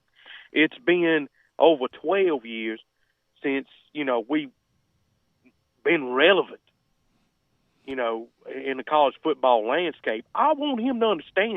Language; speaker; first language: English; native; English